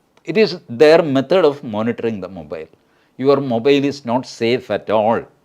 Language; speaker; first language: English; non-native, local second language; Malayalam